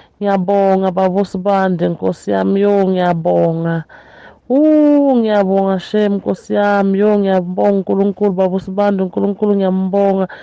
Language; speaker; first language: Zulu; native; Zulu